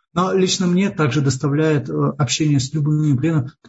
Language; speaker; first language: Russian; native; Russian